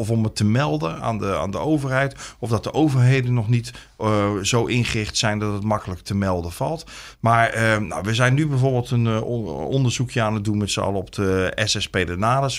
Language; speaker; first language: Dutch; native; Dutch